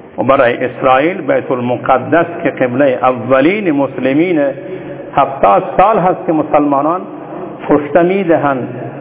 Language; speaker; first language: Persian; non-native, local second language; Baluchi